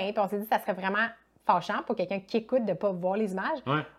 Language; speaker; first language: French; native; French